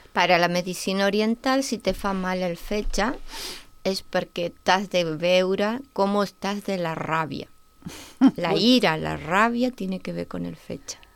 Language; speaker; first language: Catalan; non-native, fluent; Spanish